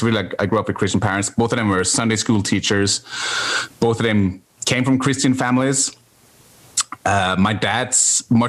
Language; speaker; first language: English; non-native, fluent; Norwegian